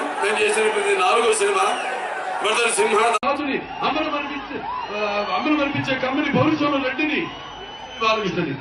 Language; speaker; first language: Telugu; native; Telugu